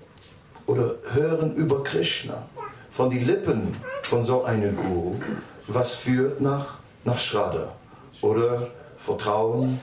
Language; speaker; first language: German; non-native, fluent; Dutch